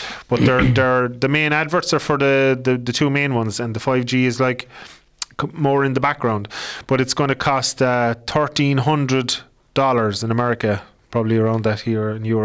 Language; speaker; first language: English; native; English